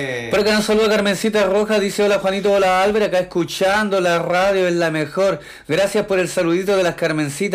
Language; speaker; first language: Spanish; native; Spanish